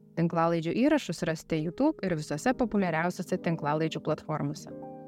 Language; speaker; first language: Lithuanian; native; Lithuanian